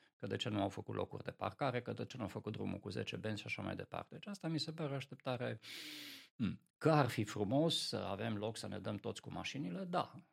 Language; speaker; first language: Romanian; non-native, local second language; Hungarian